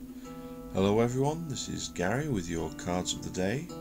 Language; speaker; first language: English; native; English